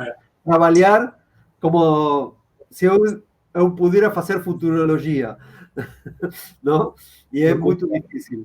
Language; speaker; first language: Portuguese; non-native, fluent; Spanish